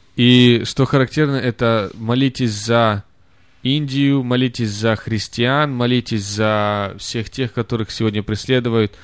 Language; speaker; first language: Russian; native; Russian